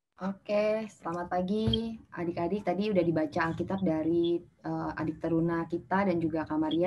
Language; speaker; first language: Indonesian; native; Indonesian